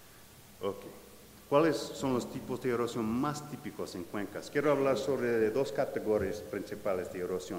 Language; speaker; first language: Spanish; non-native, fluent; English